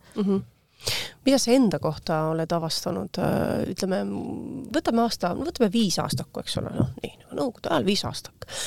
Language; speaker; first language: Estonian; native; Estonian